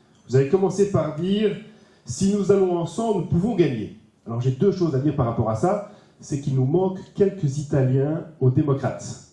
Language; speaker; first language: French; native; French